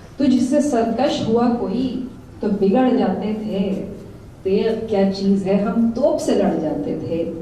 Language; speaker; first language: Urdu; native; Urdu